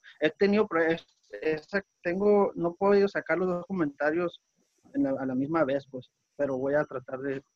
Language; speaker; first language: Spanish; native; Spanish